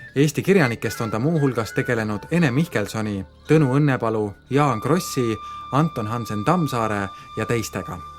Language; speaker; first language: Estonian; native; Estonian